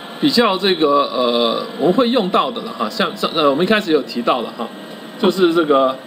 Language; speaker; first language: Chinese; native; Chinese